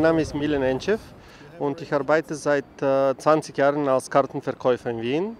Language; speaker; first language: German; non-native, fluent; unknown